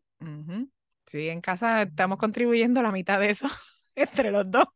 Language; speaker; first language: Spanish; early bilingual, heritage; Spanish